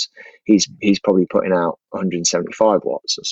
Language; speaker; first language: English; native; English